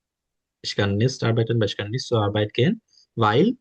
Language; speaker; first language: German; non-native, learner; Bangla